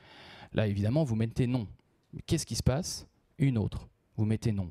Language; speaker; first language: French; native; French